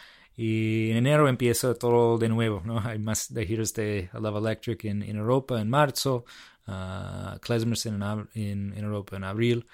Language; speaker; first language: Spanish; non-native, fluent; English